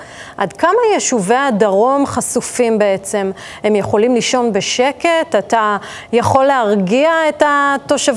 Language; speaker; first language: Hebrew; native; Hebrew